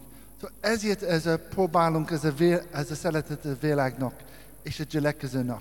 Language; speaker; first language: Hungarian; non-native, learner; English